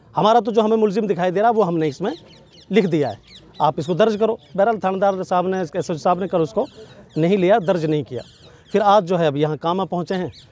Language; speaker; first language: Hindi; native; Hindi